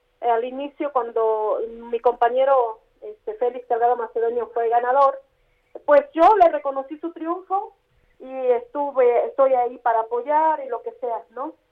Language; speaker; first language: Spanish; native; Spanish